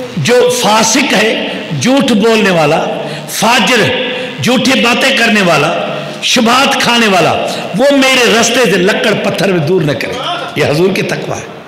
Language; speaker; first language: Urdu; non-native, local second language; Sindhi